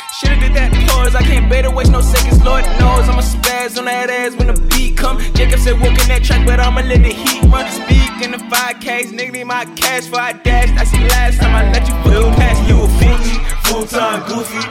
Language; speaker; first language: English; native; English